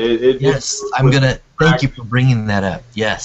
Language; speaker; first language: English; native; English